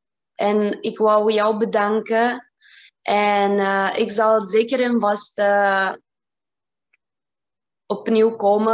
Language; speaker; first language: Dutch; non-native, learner; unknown